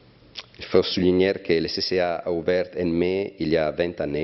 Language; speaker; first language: French; non-native, fluent; Italian